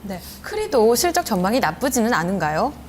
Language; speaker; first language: Korean; native; Korean